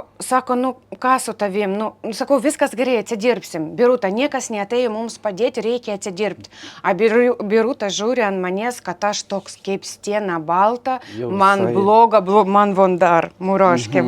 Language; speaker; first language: Lithuanian; non-native, learner; Ukrainian